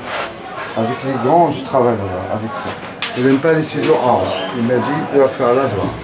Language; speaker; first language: French; non-native, learner; Arabic